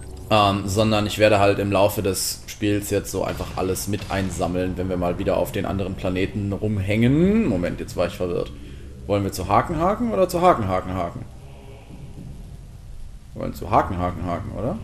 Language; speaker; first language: German; native; German